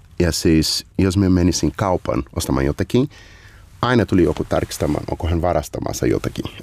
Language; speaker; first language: Finnish; non-native, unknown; Portuguese